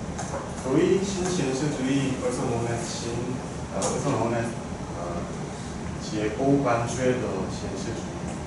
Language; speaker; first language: Chinese; non-native, fluent; Korean